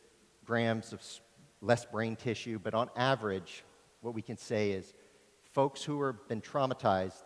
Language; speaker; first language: English; native; English